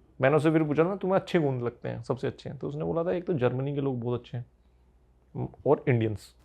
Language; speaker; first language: Hindi; native; Hindi